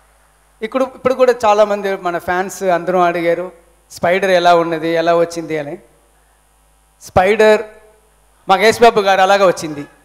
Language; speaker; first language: Telugu; non-native, learner; Tamil